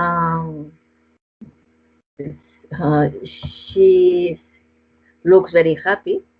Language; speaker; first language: English; non-native, learner; Spanish